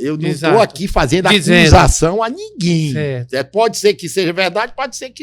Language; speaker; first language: Portuguese; native; Portuguese